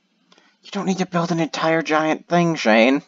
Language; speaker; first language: English; native; English